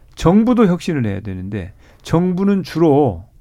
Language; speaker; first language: Korean; native; Korean